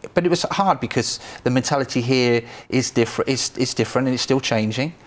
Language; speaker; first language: English; native; English